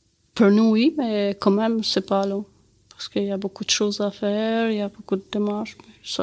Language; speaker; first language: French; non-native, learner; Albanian